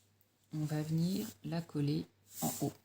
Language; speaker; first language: French; native; French